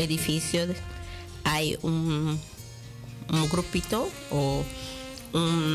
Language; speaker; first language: Spanish; non-native, local second language; Dutch